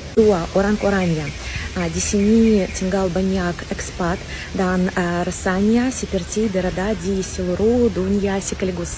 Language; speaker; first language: Indonesian; non-native, fluent; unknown